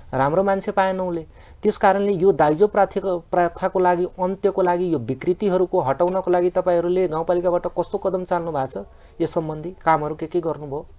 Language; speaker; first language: Nepali; non-native, local second language; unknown